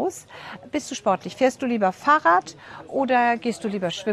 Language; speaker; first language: German; native; German